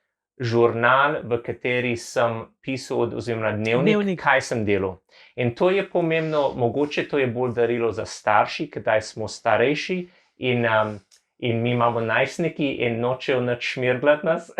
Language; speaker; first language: Slovenian; non-native, learner; English